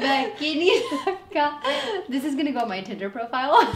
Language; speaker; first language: English; native; English